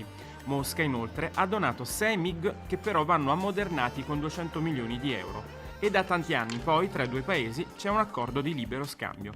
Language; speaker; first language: Italian; native; Italian